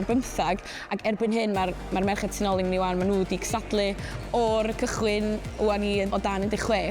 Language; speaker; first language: Welsh; native; Welsh